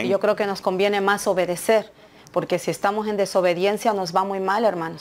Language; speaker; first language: Spanish; native; Spanish